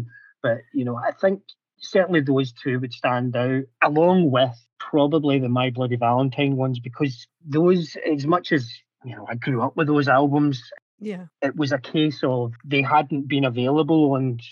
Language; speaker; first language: English; native; English